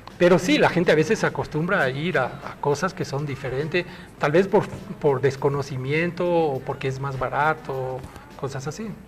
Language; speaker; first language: Spanish; early bilingual, other home language; French